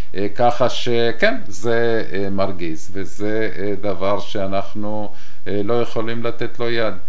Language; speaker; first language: Hebrew; non-native, fluent; Spanish